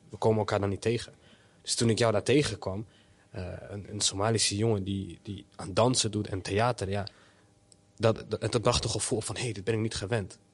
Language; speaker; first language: Dutch; early bilingual, other home language; Somali